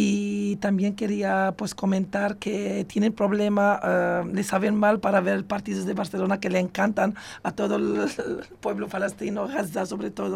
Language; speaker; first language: Spanish; non-native, fluent; Arabic